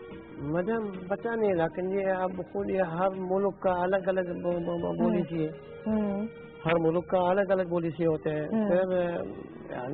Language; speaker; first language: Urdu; non-native, learner; Arabic